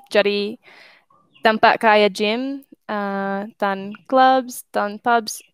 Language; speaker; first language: Indonesian; non-native, fluent; English